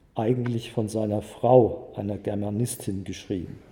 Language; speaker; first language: German; native; German